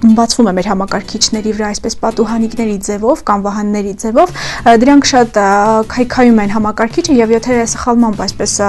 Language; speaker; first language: Armenian; native; Armenian